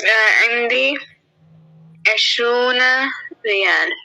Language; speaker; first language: Arabic; non-native, learner; Urdu